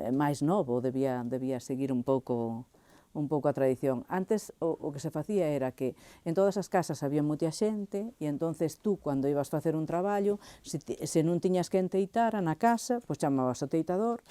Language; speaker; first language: Galician; native; Galician